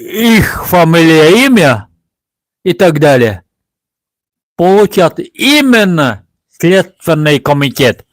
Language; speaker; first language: Russian; non-native, local second language; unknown